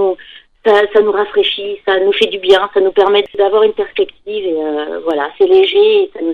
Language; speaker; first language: French; native; French